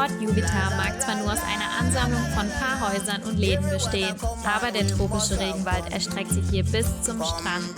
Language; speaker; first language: German; native; German